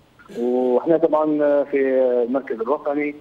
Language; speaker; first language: Arabic; native; Arabic